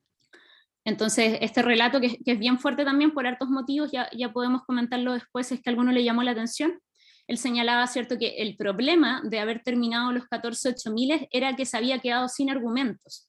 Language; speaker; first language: Spanish; native; Spanish